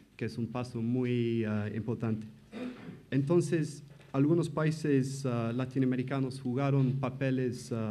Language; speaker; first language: Spanish; non-native, fluent; English